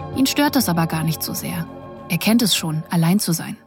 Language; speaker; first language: German; native; German